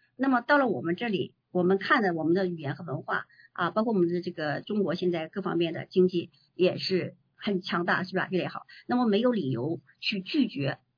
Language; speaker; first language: Chinese; native; Chinese